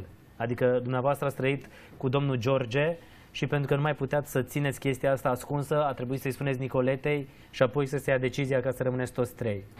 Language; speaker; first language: Romanian; native; Romanian